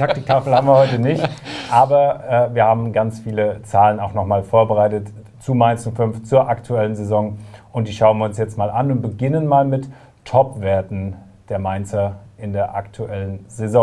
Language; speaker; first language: German; native; German